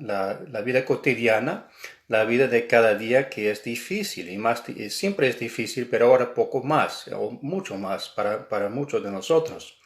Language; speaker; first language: Spanish; non-native, fluent; English